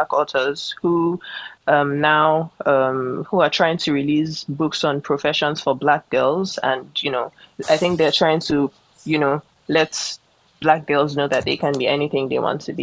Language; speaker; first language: English; non-native, local second language; Yoruba